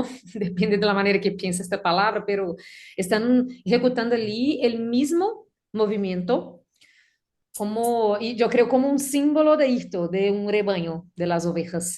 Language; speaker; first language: Spanish; non-native, learner; Portuguese